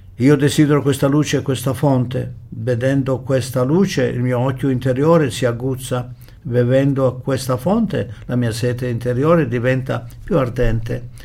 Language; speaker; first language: Italian; early bilingual, heritage; Italian